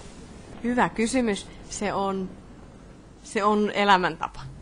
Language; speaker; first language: Finnish; non-native, fluent; Polish